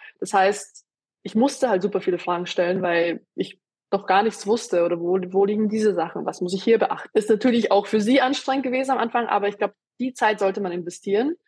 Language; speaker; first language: German; early bilingual, other home language; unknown